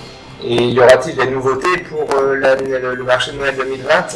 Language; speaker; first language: French; native; French